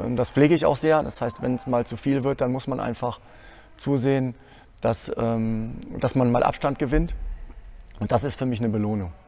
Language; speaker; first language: German; native; German